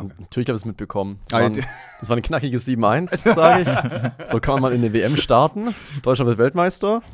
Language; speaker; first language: German; native; German